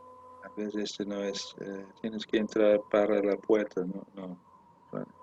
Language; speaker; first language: Spanish; non-native, learner; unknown